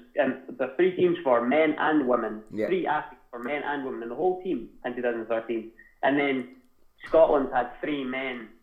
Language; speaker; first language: English; native; English